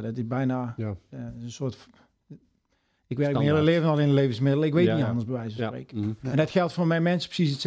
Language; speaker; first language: Dutch; native; Dutch